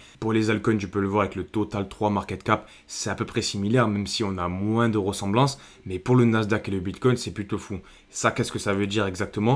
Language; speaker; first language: French; native; French